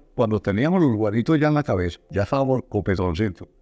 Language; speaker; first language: Spanish; native; Spanish